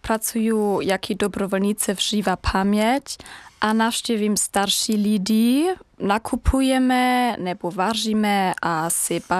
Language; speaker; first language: Czech; non-native, learner; German